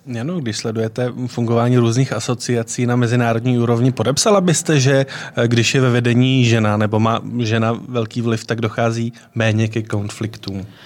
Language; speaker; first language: Czech; native; Czech